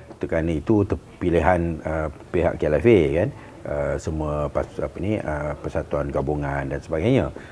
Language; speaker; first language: Malay; native; Malay